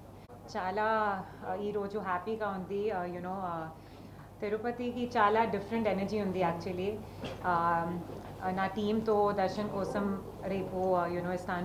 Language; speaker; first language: Telugu; non-native, learner; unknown